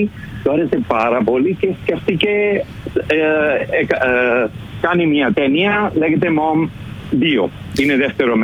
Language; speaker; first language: Greek; non-native, learner; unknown